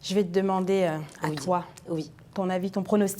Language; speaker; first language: French; native; French